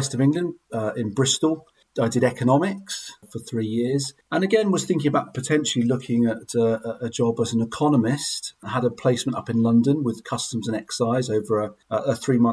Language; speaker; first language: English; native; English